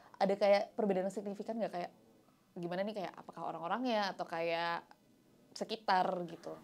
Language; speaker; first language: Indonesian; native; Indonesian